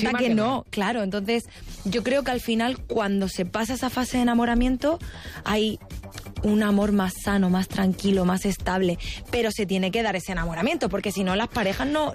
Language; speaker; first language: Spanish; native; Spanish